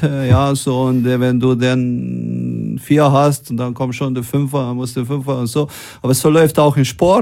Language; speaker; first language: German; non-native, fluent; Croatian